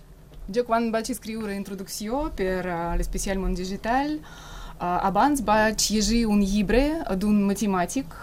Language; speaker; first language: Catalan; non-native, fluent; Russian